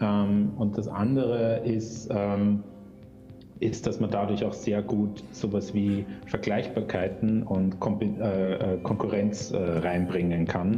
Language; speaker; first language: German; native; German